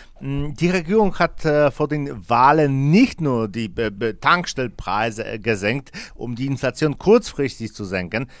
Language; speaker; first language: German; non-native, fluent; Polish